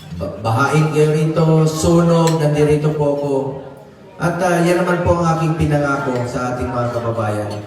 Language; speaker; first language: Filipino; non-native, local second language; Cebuano